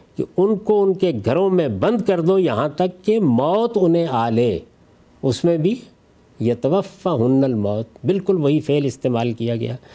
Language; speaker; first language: Urdu; non-native, local second language; Punjabi